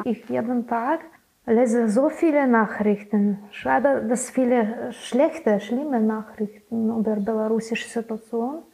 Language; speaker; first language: German; non-native, learner; Belarusian